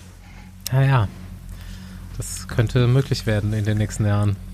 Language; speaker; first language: German; native; German